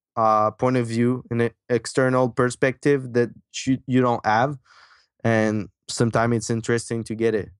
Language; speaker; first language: English; non-native, fluent; French